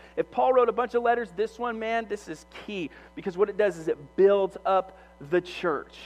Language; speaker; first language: English; native; English